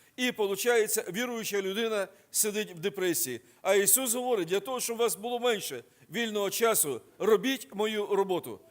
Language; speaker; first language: Ukrainian; non-native, local second language; Russian